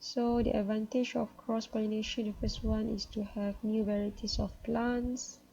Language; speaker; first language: English; non-native, local second language; Malay